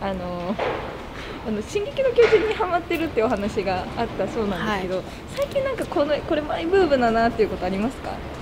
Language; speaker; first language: Japanese; native; Japanese